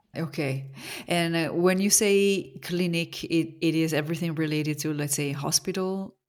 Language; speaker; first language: English; non-native, fluent; Italian